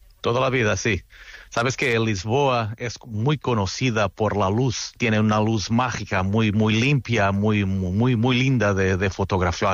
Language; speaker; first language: Spanish; non-native, fluent; Portuguese